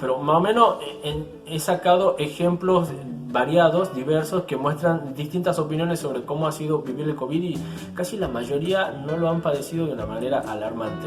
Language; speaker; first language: Spanish; native; Spanish